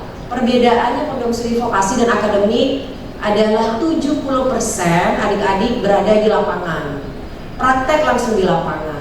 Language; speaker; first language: Indonesian; native; Indonesian